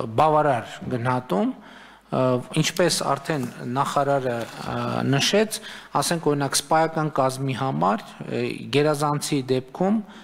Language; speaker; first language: Armenian; native; Armenian